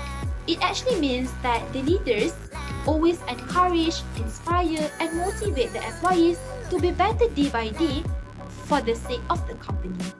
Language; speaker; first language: English; non-native, local second language; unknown